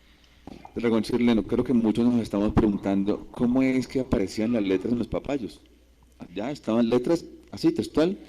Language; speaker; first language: Spanish; native; Spanish